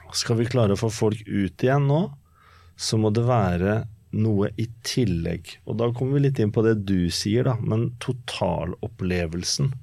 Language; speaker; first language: Norwegian; native; Norwegian